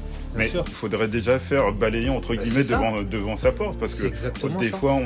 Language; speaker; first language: French; native; French